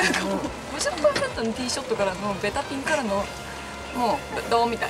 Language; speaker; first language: Japanese; native; Japanese